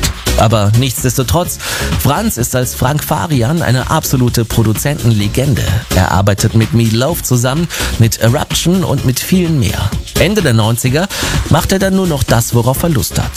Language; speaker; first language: German; native; German